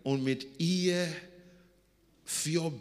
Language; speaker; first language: German; non-native, learner; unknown